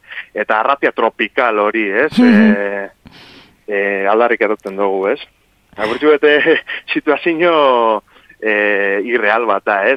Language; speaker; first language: Basque; native; Basque